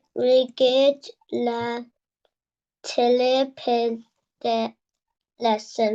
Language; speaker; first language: French; non-native, learner; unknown